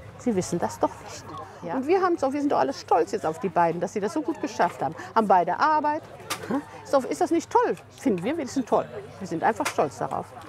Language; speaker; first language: German; native; German